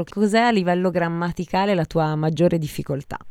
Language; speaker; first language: Italian; native; Italian